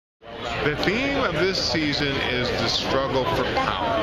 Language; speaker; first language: English; native; English